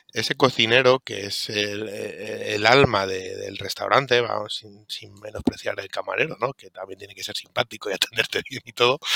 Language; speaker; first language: Spanish; native; Spanish